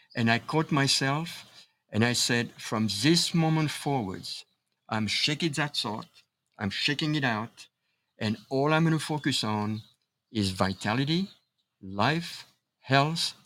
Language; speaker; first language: English; non-native, fluent; French